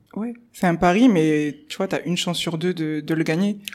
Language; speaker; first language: French; native; French